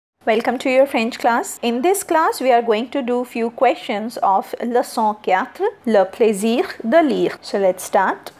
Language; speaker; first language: English; non-native, local second language; Hindi